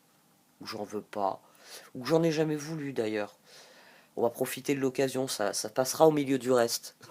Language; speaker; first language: French; native; French